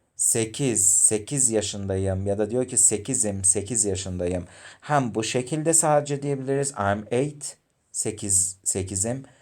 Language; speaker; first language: Turkish; native; Turkish